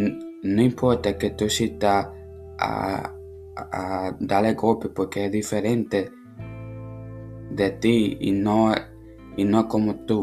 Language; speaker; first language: Spanish; non-native, learner; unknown